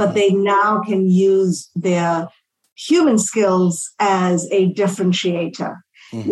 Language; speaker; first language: English; non-native, local second language; Tamil